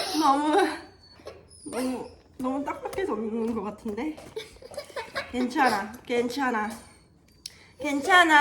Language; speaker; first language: Korean; native; Korean